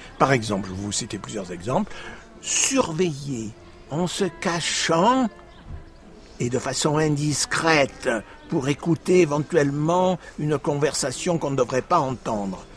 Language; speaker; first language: French; native; French